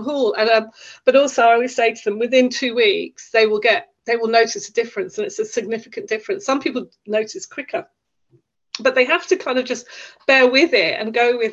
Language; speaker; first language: English; native; English